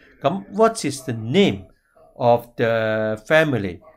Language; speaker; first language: English; non-native, local second language; Cantonese